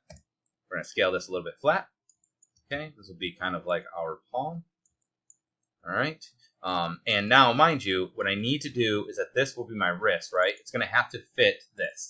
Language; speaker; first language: English; native; English